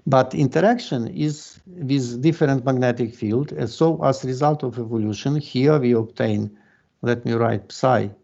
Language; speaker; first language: English; non-native, fluent; Ukrainian